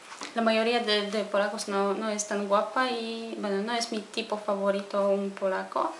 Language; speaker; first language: Spanish; non-native, fluent; Polish